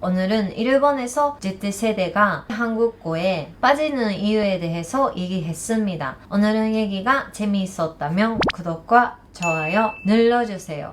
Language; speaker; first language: Korean; non-native, learner; Japanese